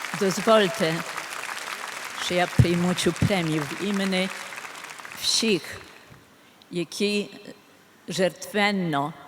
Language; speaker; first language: Ukrainian; early bilingual, other home language; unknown